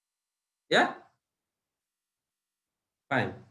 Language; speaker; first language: English; non-native, local second language; Telugu